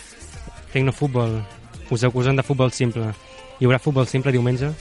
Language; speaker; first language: Catalan; native; Catalan